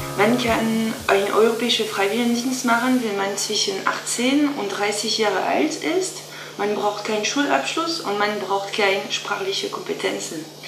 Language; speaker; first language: German; non-native, fluent; French